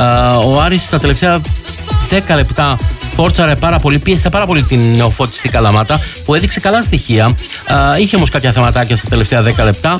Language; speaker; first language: Greek; native; Greek